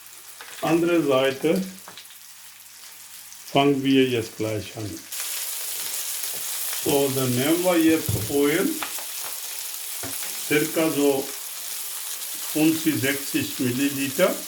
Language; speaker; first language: German; non-native, learner; Urdu